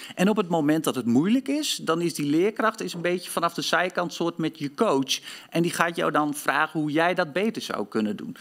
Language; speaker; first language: Dutch; native; Dutch